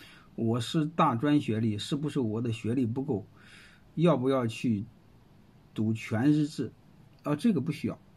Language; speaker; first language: Chinese; native; Chinese